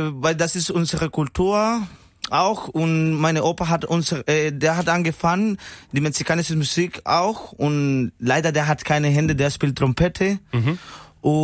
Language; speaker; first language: German; non-native, learner; Spanish